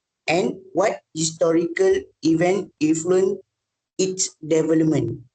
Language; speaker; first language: English; non-native, learner; Malay